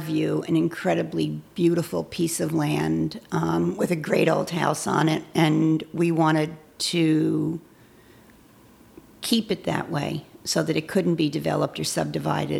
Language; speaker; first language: English; native; English